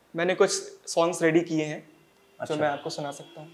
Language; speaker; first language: Hindi; native; Hindi